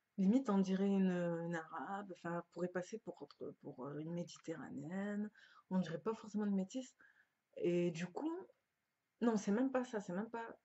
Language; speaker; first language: French; early bilingual, other home language; Lingala